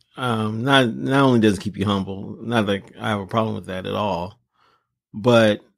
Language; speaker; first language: English; native; English